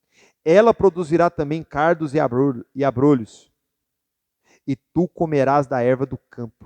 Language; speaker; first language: Portuguese; native; Portuguese